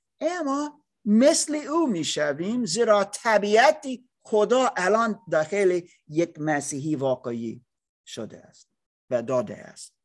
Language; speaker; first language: Persian; non-native, learner; English